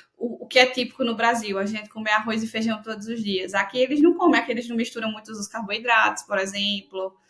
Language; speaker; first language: Portuguese; native; Portuguese